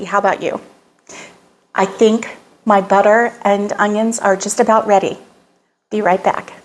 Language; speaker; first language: English; native; English